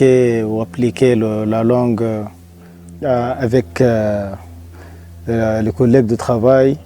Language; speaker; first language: French; non-native, fluent; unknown